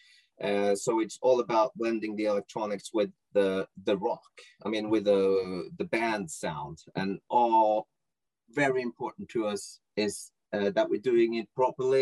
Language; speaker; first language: English; non-native, fluent; Norwegian